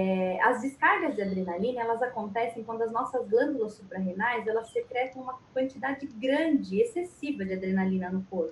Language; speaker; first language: Portuguese; native; Portuguese